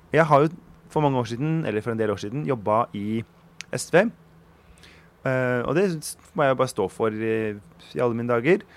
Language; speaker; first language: Norwegian; native; Norwegian